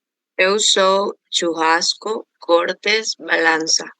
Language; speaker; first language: Portuguese; non-native, learner; Spanish